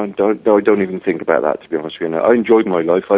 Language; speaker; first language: English; native; English